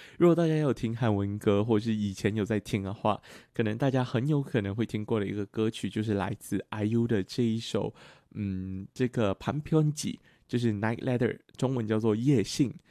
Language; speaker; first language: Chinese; native; Chinese